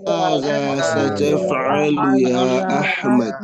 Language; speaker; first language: Arabic; non-native, learner; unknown